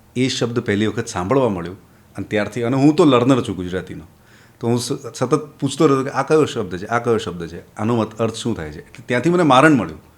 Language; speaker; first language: Gujarati; non-native, local second language; Marwari